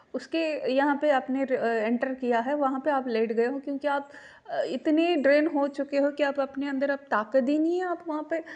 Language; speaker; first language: Hindi; non-native, local second language; Marathi